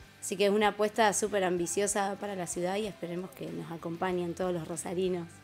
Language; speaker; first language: Spanish; native; Spanish